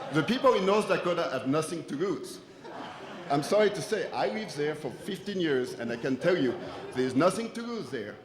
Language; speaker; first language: English; non-native, fluent; French